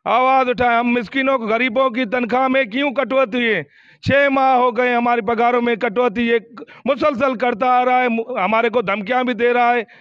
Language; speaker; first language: Urdu; non-native, local second language; Sindhi